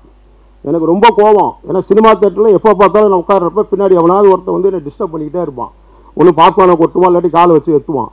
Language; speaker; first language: Tamil; native; Tamil